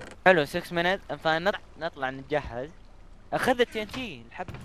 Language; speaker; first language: Arabic; native; Arabic